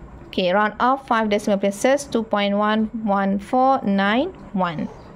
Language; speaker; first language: English; non-native, local second language; Malay